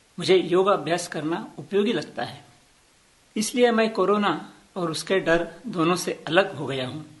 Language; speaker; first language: Hindi; non-native, local second language; Marathi